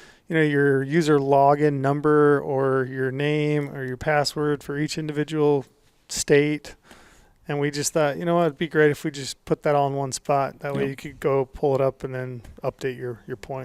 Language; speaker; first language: English; native; English